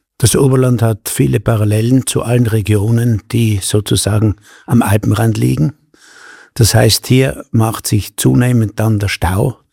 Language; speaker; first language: German; native; German